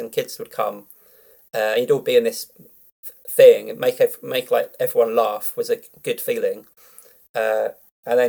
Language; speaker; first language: English; native; English